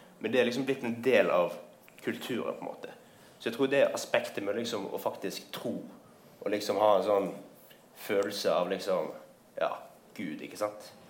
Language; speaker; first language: Norwegian; native; Norwegian